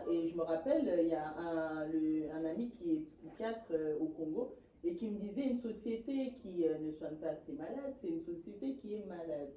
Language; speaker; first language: French; native; French